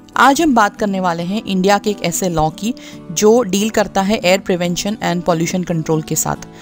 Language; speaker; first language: Hindi; non-native, local second language; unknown